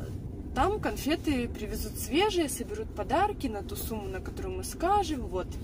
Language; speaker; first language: Russian; native; Russian